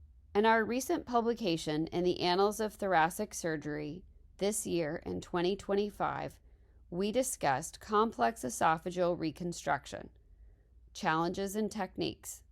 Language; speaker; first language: English; native; English